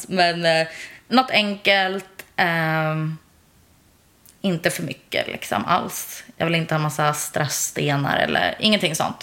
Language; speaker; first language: Swedish; native; Swedish